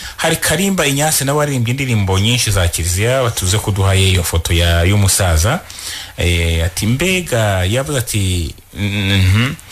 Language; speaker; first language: Kinyarwanda; native; Kinyarwanda